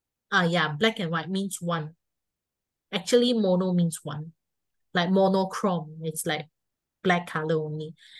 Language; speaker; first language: English; non-native, local second language; Chinese